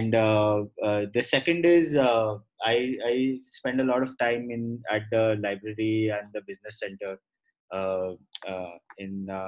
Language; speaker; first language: English; non-native, local second language; Gujarati